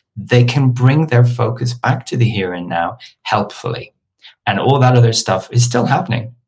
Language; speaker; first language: English; native; English